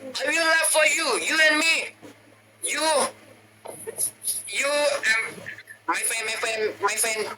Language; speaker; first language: English; non-native, learner; Thai